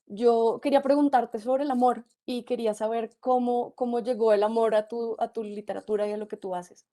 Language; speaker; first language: Spanish; native; Spanish